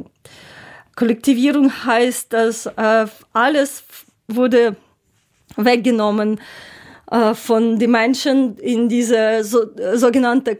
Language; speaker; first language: German; non-native, learner; Ukrainian